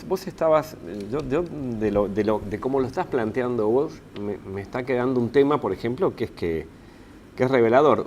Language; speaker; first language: Spanish; native; Spanish